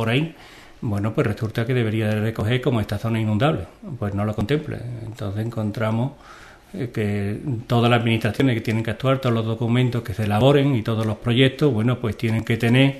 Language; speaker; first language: Spanish; native; Spanish